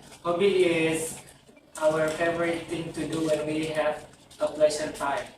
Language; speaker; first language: English; non-native, learner; Indonesian